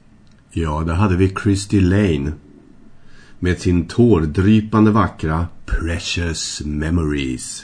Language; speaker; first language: Swedish; native; Swedish